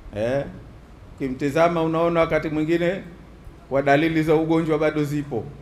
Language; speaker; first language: Swahili; native; Swahili